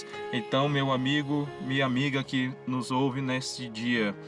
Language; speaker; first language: Portuguese; native; Portuguese